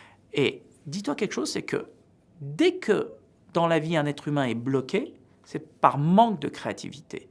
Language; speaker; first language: French; native; French